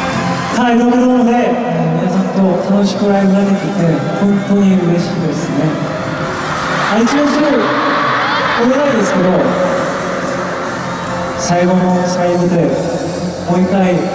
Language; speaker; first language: Japanese; non-native, fluent; Korean